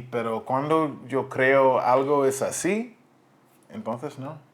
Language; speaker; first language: Spanish; non-native, learner; English